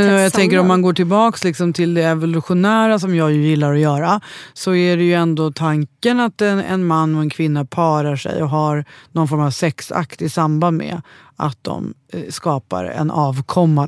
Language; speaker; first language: Swedish; native; Swedish